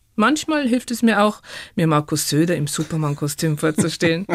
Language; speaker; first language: German; native; German